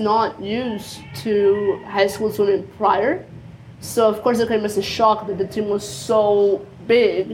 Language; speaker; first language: English; early bilingual, other home language; Spanish